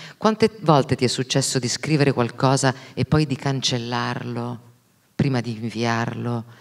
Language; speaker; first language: Italian; native; Italian